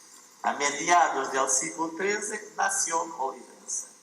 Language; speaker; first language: Portuguese; non-native, fluent; Spanish